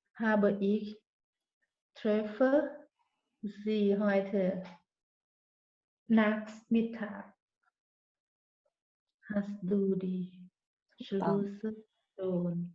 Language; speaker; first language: German; non-native, learner; Thai